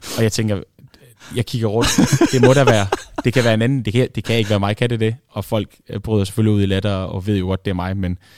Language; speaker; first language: Danish; early bilingual, other home language; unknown